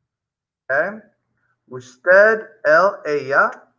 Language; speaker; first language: Spanish; non-native, fluent; English